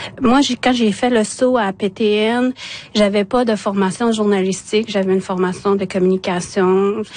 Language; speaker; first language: French; non-native, local second language; Innu-aimun